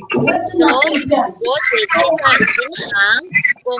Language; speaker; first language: Chinese; non-native, fluent; Filipino